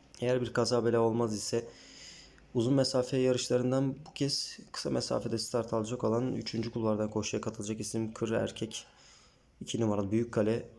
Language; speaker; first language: Turkish; native; Turkish